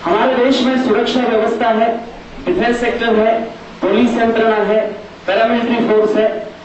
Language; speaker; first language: Hindi; non-native, local second language; Marathi